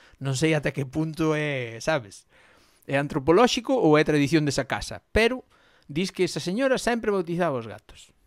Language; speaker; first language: Galician; non-native, local second language; Spanish